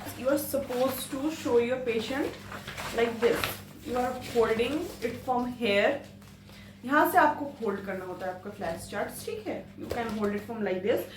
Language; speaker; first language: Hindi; non-native, local second language; Bangla